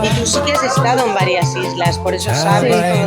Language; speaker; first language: Spanish; native; Spanish